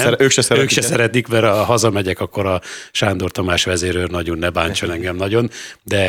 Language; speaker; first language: Hungarian; native; Hungarian